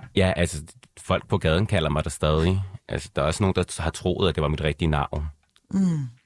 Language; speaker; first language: Danish; early bilingual, other home language; Arabic